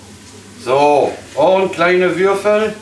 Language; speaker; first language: German; non-native, fluent; French